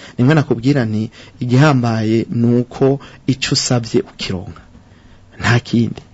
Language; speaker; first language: Rundi; native; Rundi